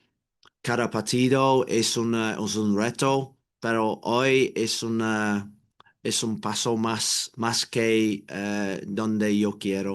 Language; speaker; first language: Spanish; non-native, learner; English